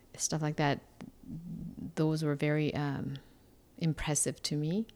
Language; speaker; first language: English; non-native, fluent; Korean